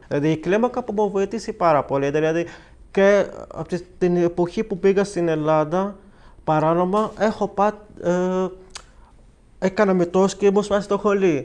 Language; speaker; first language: Greek; non-native, learner; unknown